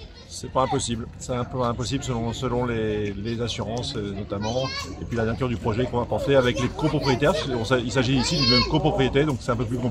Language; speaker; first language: French; native; French